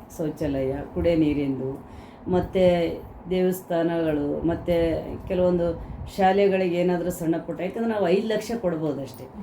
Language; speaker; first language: Kannada; native; Kannada